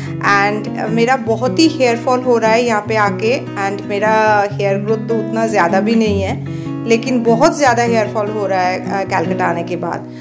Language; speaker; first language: Hindi; non-native, local second language; Bangla